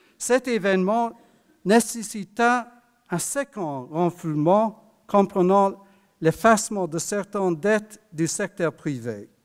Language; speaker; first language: French; non-native, fluent; English